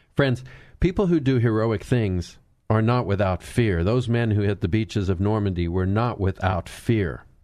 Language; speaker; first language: English; native; English